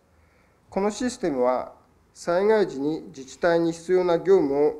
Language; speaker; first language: Japanese; native; Japanese